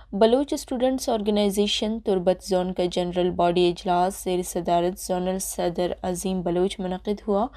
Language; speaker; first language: Urdu; non-native, local second language; Baluchi